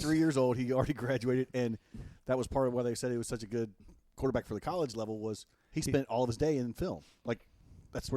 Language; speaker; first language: English; native; English